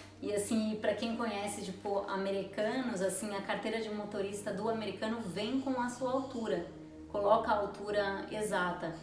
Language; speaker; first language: Portuguese; native; Portuguese